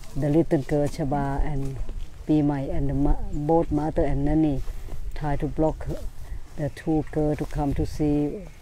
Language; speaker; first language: English; non-native, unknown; Thai